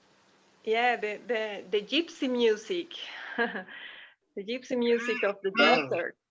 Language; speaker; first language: English; non-native, fluent; Spanish